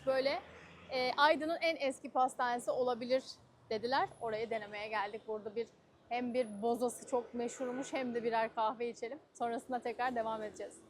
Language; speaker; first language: Turkish; native; Turkish